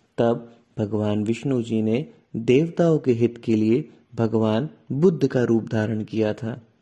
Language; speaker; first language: Hindi; native; Hindi